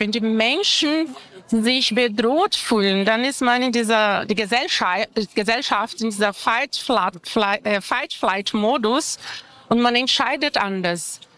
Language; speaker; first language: German; non-native, fluent; Portuguese